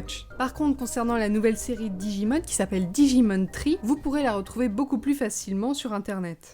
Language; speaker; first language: French; native; French